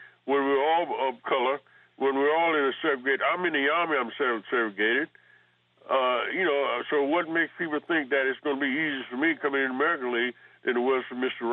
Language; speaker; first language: English; native; English